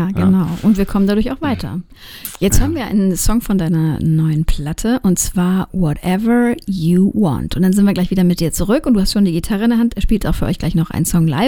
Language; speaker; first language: German; native; German